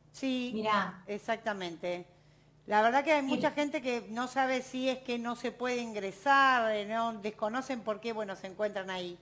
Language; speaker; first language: Spanish; native; Spanish